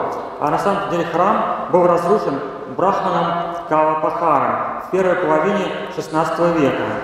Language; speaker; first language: Russian; native; Russian